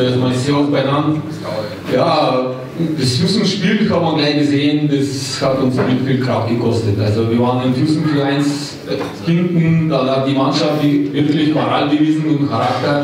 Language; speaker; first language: German; non-native, fluent; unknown